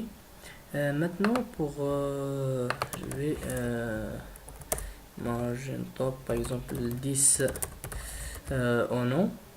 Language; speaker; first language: French; non-native, learner; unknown